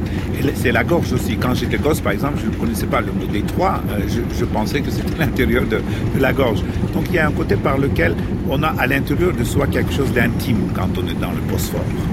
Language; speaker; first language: French; non-native, fluent; Turkish